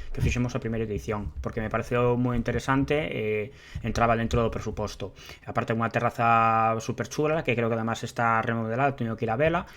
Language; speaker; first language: Galician; non-native, local second language; Spanish